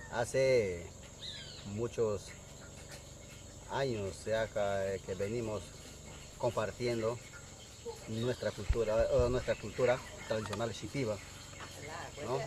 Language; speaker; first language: Spanish; non-native, local second language; Shipibo-Conibo